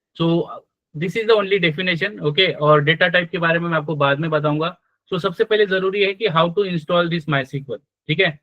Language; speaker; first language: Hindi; non-native, local second language; Marathi